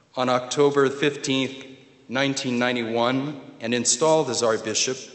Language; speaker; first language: English; native; English